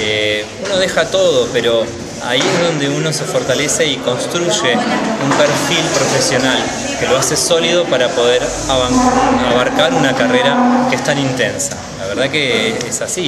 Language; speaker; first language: Spanish; native; Spanish